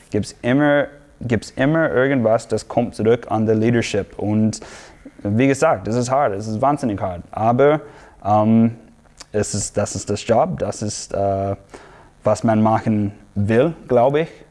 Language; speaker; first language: German; non-native, fluent; English